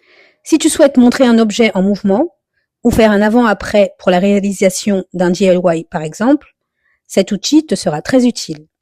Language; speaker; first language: French; native; French